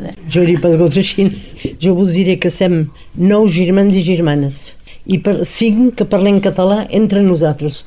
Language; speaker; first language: Catalan; native; Catalan